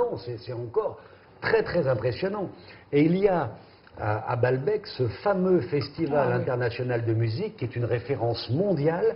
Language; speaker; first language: French; native; French